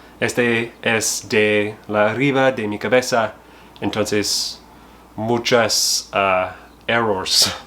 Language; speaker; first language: Spanish; non-native, learner; English